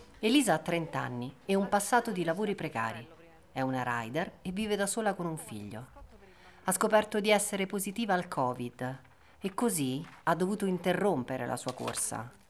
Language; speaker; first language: Italian; native; Italian